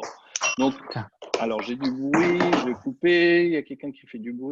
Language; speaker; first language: French; native; French